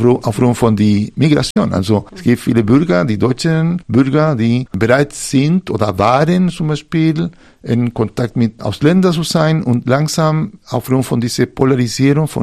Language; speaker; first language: German; non-native, fluent; Spanish